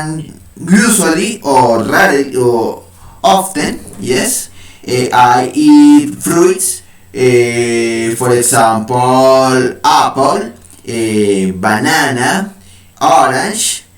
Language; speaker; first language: English; non-native, learner; Spanish